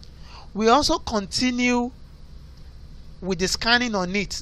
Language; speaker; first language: English; non-native, local second language; Yoruba